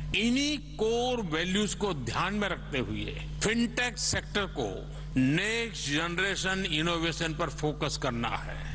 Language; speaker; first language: Hindi; non-native, local second language; Gujarati